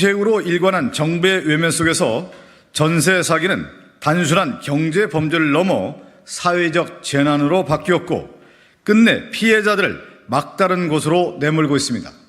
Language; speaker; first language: Korean; native; Korean